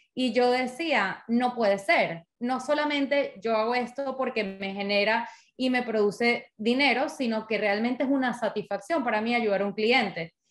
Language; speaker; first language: Spanish; native; Spanish